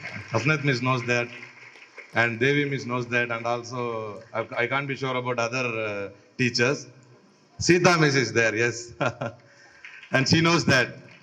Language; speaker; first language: English; non-native, local second language; Tamil